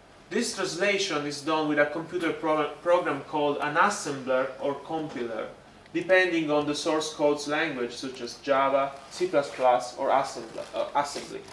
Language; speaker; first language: English; non-native, fluent; Italian